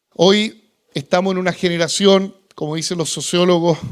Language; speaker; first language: Spanish; native; Spanish